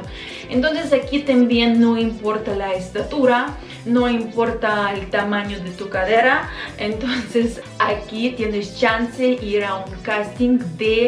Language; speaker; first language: Spanish; non-native, fluent; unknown